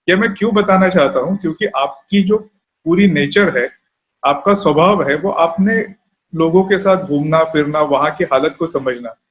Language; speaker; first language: Hindi; non-native, local second language; Marathi